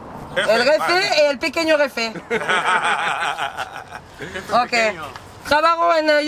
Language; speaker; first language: Spanish; non-native, learner; French